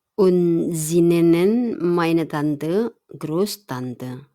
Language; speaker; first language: German; non-native, fluent; Indonesian